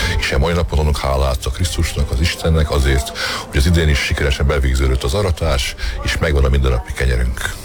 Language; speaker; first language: Hungarian; non-native, local second language; Croatian